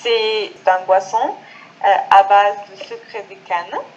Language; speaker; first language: French; non-native, fluent; Spanish